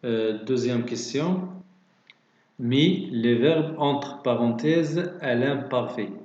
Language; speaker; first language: French; non-native, local second language; Arabic